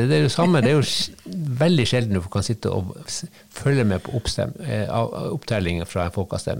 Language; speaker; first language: Norwegian; native; Norwegian